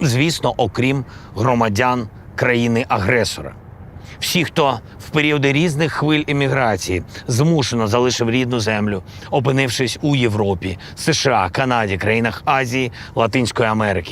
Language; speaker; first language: Ukrainian; non-native, local second language; Russian